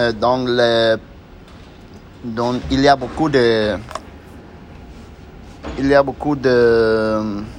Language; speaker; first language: French; non-native, learner; Spanish